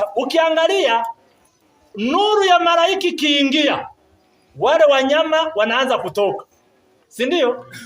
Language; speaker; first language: Swahili; non-native, local second language; Kinyarwanda